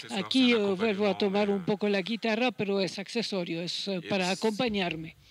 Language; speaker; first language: Spanish; non-native, fluent; Arabic